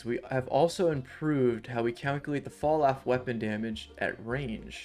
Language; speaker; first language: English; native; English